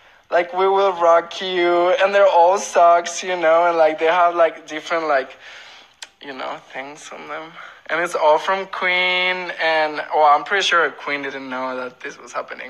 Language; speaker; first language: English; non-native, fluent; Spanish